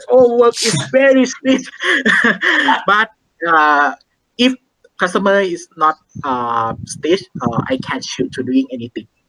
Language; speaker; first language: English; non-native, learner; Thai